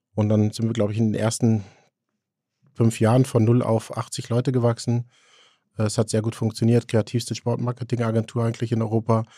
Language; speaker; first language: German; native; German